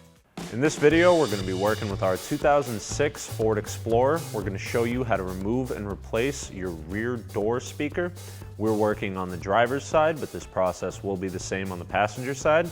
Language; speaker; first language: English; native; English